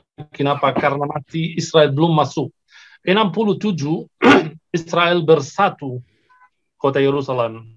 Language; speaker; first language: Indonesian; non-native, fluent; Arabic